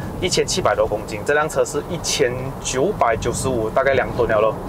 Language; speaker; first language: Chinese; native; Chinese